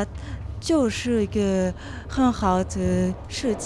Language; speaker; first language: Chinese; non-native, learner; French